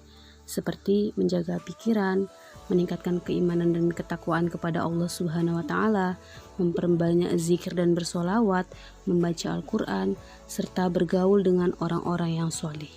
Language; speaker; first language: Indonesian; native; Indonesian